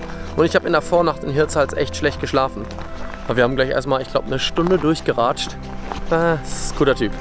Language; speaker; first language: German; native; German